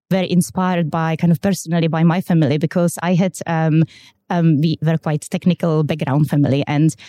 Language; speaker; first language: English; non-native, fluent; Czech